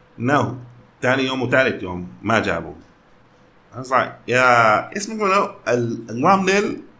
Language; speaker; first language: Arabic; early bilingual, heritage; Arabic